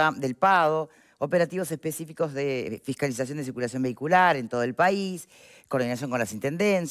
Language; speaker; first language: Spanish; native; Spanish